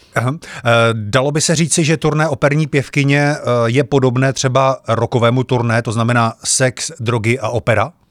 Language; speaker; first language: Czech; native; Czech